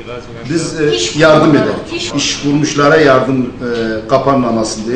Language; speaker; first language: Turkish; non-native, fluent; Arabic